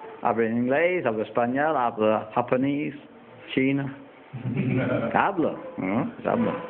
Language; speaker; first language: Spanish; non-native, learner; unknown